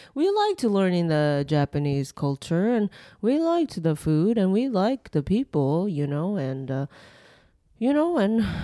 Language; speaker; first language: English; early bilingual, other home language; Japanese